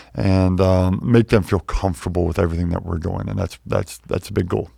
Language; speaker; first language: English; native; English